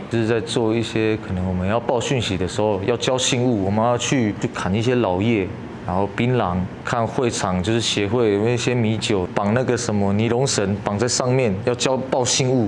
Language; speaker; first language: Chinese; native; Chinese